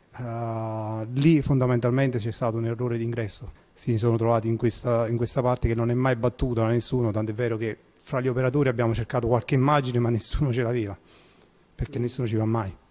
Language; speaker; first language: Italian; native; Italian